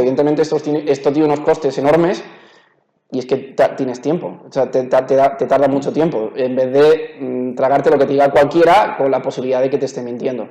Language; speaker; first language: Spanish; native; Spanish